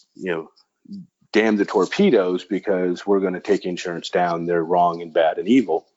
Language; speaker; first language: English; native; English